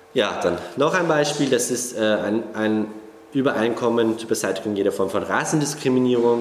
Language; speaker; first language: German; non-native, fluent; English